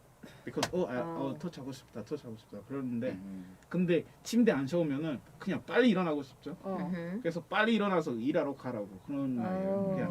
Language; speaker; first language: Korean; non-native, fluent; Kinyarwanda